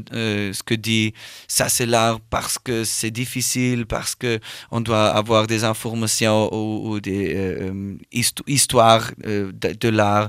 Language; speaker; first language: French; non-native, learner; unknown